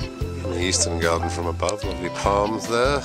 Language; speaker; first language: English; native; English